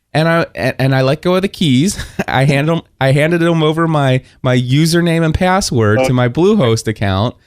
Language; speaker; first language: English; native; English